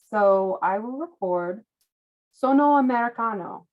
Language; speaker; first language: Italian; non-native, learner; English